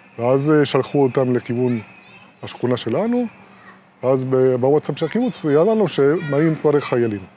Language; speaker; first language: Hebrew; non-native, fluent; Spanish